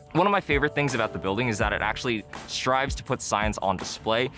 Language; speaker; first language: English; native; English